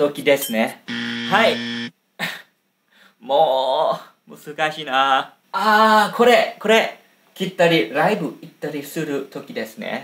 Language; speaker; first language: Japanese; non-native, learner; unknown